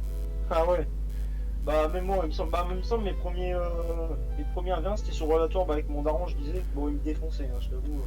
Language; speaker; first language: French; native; French